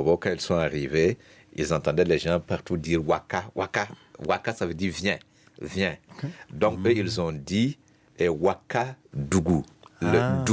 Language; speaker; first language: French; non-native, local second language; Mossi